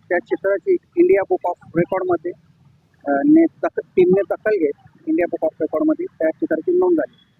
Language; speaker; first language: Marathi; native; Marathi